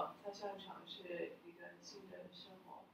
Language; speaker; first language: Chinese; non-native, learner; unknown